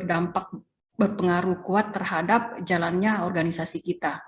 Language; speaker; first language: Indonesian; native; Indonesian